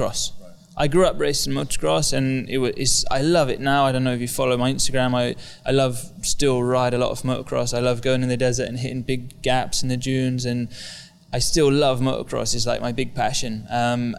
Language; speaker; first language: English; native; English